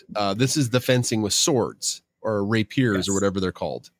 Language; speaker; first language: English; native; English